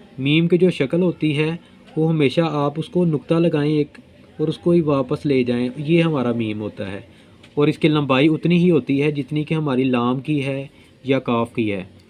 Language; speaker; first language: Urdu; non-native, local second language; Punjabi